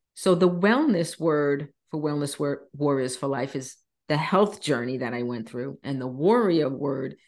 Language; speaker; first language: English; native; English